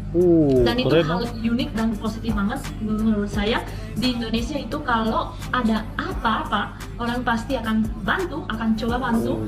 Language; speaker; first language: Indonesian; non-native, fluent; Spanish